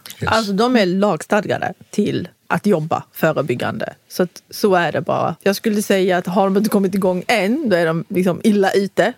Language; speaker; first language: Swedish; early bilingual, other home language; Arabic